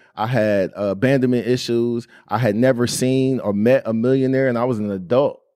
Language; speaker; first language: English; native; English